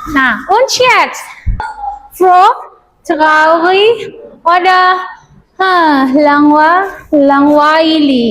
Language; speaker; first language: German; non-native, learner; Indonesian